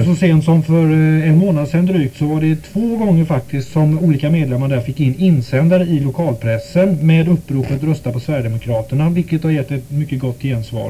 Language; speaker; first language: Swedish; native; Swedish